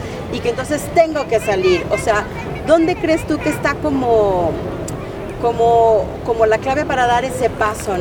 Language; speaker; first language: Spanish; native; Spanish